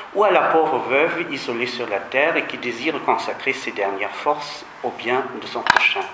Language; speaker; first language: French; non-native, fluent; German